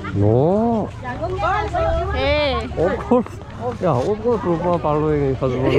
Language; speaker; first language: English; non-native, learner; Korean